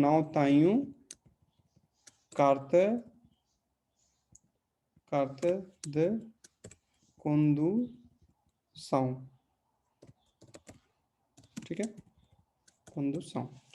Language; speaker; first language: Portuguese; non-native, fluent; Hindi